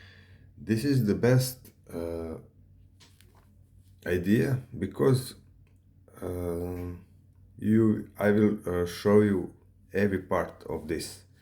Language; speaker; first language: English; non-native, learner; Serbian